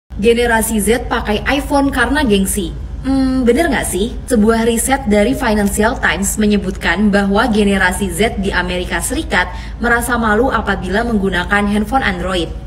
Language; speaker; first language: Indonesian; native; Indonesian